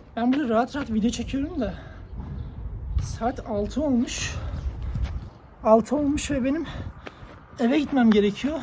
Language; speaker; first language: Turkish; native; Turkish